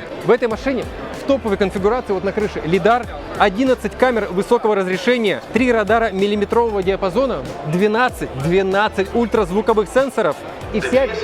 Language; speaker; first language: Russian; native; Russian